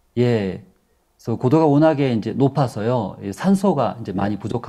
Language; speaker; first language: Korean; native; Korean